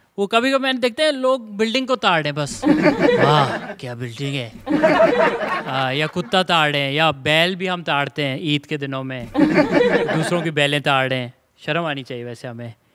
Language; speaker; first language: Urdu; non-native, local second language; Sindhi